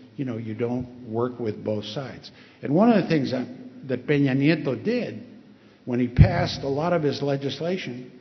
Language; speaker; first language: English; early bilingual, other home language; Spanish